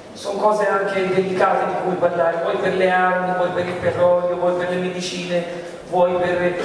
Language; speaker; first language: Italian; early bilingual, other home language; Arabic